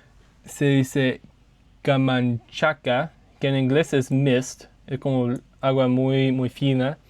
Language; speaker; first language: Spanish; non-native, learner; English